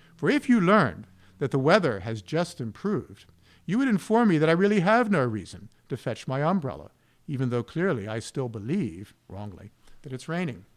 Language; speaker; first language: English; native; English